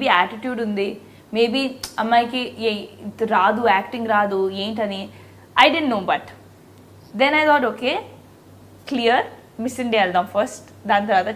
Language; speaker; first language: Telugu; non-native, local second language; Hindi